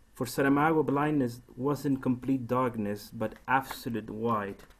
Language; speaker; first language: English; non-native, fluent; Spanish